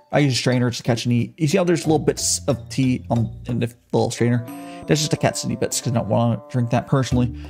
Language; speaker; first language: English; native; English